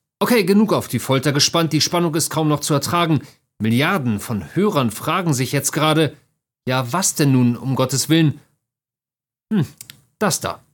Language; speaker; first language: German; native; German